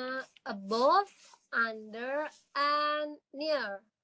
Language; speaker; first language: English; non-native, learner; Indonesian